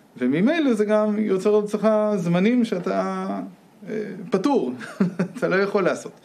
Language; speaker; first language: Hebrew; non-native, fluent; English